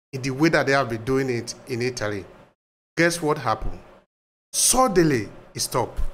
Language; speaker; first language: English; non-native, local second language; Bini